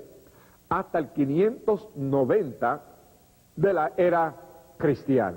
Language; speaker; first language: Spanish; native; Spanish